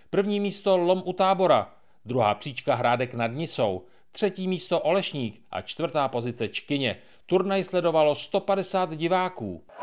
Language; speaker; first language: Czech; native; Czech